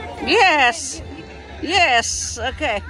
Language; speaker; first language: English; non-native, learner; Vietnamese